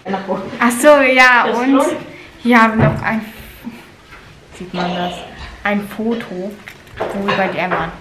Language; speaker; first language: German; early bilingual, heritage; Filipino